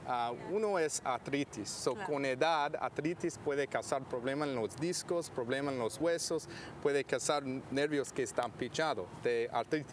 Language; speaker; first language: Spanish; non-native, fluent; English